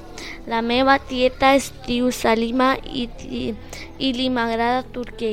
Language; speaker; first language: Catalan; non-native, learner; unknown